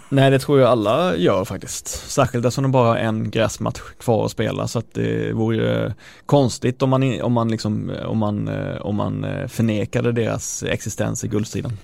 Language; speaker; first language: Swedish; native; Swedish